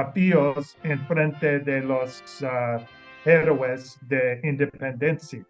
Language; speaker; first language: Spanish; non-native, learner; English